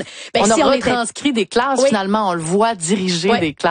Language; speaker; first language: French; native; French